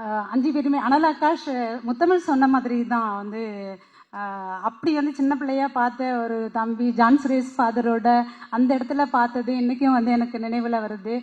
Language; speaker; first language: Tamil; native; Tamil